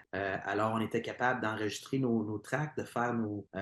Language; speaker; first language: French; native; French